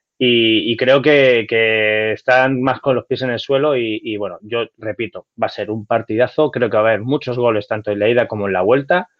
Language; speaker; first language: Spanish; native; Spanish